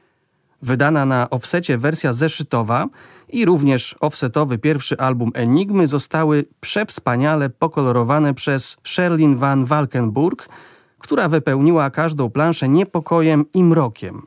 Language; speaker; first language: Polish; native; Polish